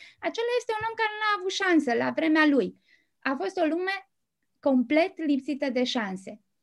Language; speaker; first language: Romanian; native; Romanian